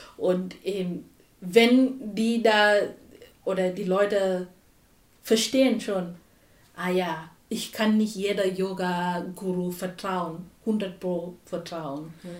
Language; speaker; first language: German; non-native, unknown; Tamil